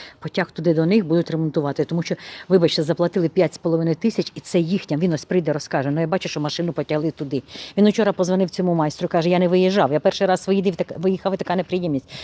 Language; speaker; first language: Ukrainian; non-native, local second language; Russian